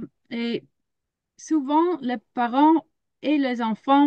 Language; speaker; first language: French; non-native, learner; Dutch